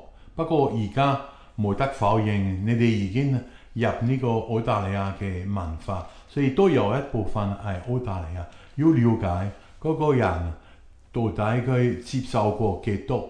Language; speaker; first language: Chinese; non-native, fluent; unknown